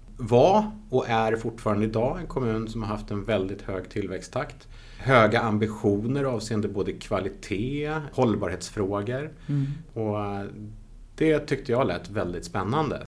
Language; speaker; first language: Swedish; early bilingual, other home language; Dutch